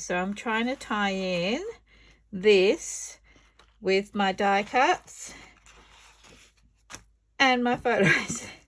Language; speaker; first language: English; native; English